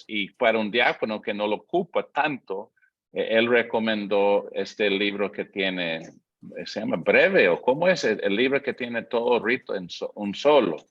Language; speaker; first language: Spanish; non-native, fluent; English